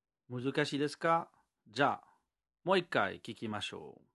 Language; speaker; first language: Japanese; non-native, fluent; French